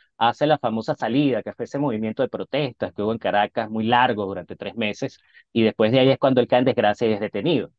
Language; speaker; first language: Spanish; native; Spanish